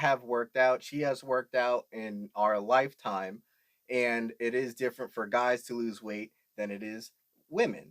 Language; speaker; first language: English; native; English